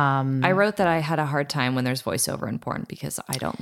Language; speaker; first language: English; native; English